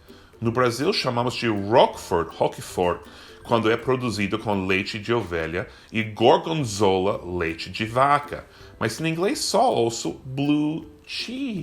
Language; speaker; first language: Portuguese; non-native, fluent; English